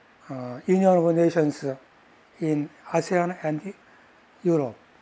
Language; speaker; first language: English; non-native, learner; Korean